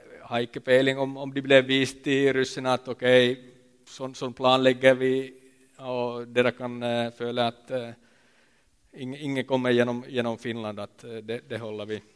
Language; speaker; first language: Swedish; non-native, local second language; Finnish